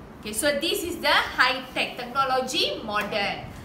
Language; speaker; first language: English; non-native, local second language; Tamil